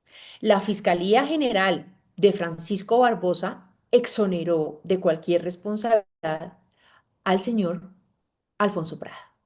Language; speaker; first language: Spanish; native; Spanish